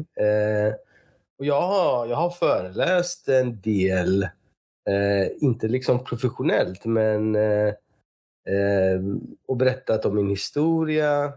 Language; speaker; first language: Swedish; early bilingual, other home language; Persian